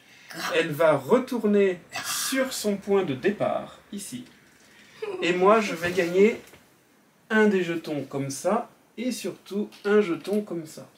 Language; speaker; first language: French; native; French